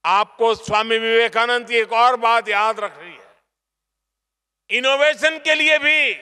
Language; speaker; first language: Hindi; non-native, local second language; Gujarati